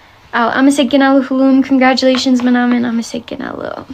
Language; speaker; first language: Amharic; early bilingual, heritage; Amharic